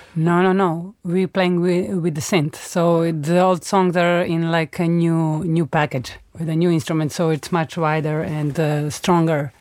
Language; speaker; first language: English; non-native, fluent; Macedonian